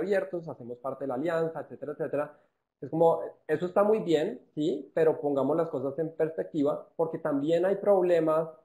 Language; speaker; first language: Spanish; native; Spanish